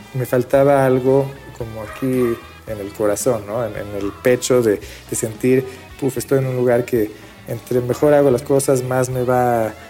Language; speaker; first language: Spanish; early bilingual, other home language; Hebrew